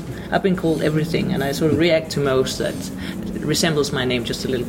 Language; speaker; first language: English; non-native, fluent; Danish